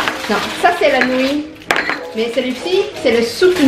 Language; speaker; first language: French; non-native, learner; Chinese